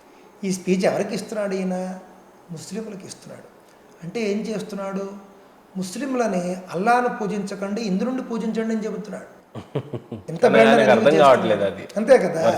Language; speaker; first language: Telugu; native; Telugu